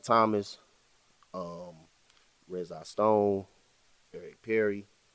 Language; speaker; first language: English; native; English